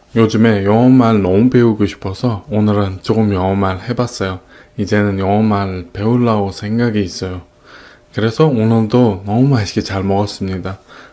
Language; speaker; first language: Korean; non-native, fluent; Uzbek